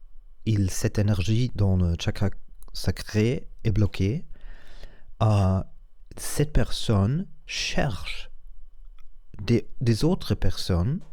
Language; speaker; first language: French; non-native, learner; Spanish